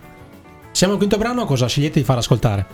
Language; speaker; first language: Italian; native; Italian